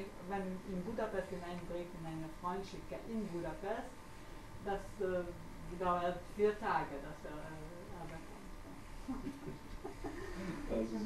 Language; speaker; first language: German; non-native, learner; Hungarian